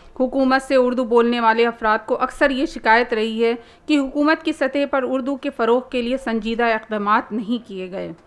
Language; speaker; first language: Urdu; native; Urdu